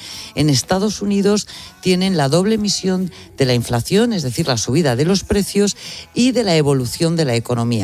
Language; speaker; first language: Spanish; native; Spanish